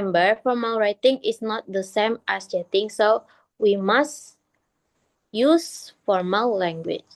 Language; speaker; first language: English; non-native, learner; Indonesian